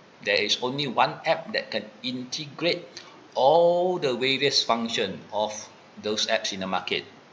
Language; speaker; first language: English; non-native, local second language; Malay